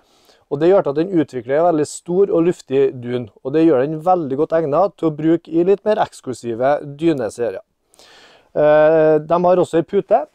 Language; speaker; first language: Norwegian; native; Norwegian